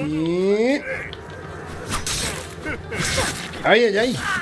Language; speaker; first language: Spanish; native; Spanish